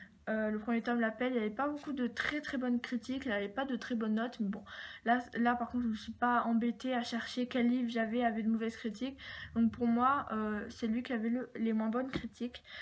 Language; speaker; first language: French; native; French